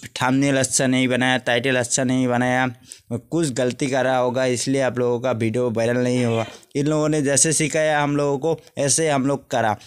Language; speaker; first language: Hindi; non-native, local second language; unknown